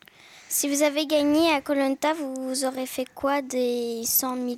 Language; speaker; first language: French; native; French